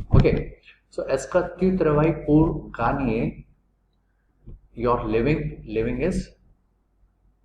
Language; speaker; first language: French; non-native, fluent; Hindi